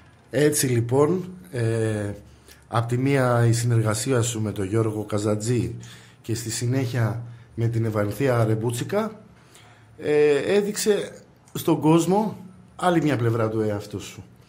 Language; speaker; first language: Greek; native; Greek